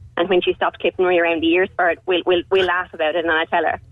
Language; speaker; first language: English; native; English